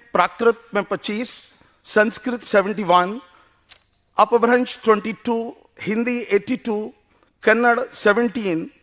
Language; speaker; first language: Hindi; non-native, local second language; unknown